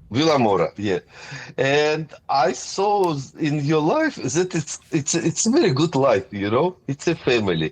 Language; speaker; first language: English; non-native, fluent; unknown